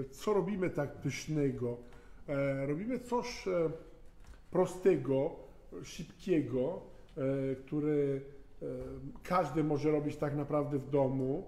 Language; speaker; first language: Polish; non-native, fluent; Italian